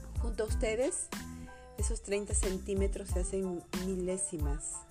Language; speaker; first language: Spanish; native; Spanish